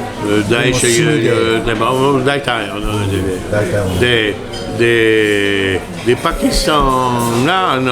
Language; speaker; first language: Japanese; non-native, learner; French